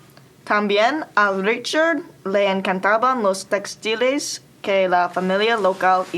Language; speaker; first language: Spanish; non-native, learner; English